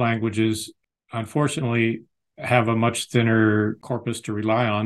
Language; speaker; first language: English; native; English